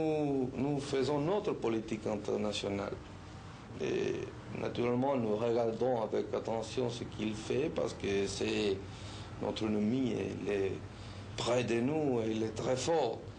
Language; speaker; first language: French; non-native, fluent; Spanish